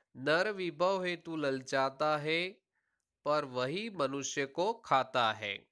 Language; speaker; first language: Hindi; non-native, local second language; Gujarati